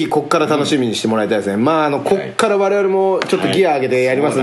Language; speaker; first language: Japanese; native; Japanese